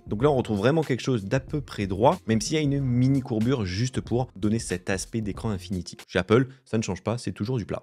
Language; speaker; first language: French; native; French